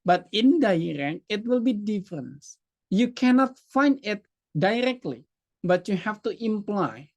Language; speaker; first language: English; non-native, fluent; Indonesian